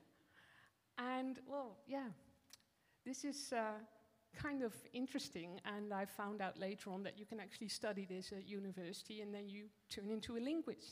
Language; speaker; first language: English; non-native, fluent; Dutch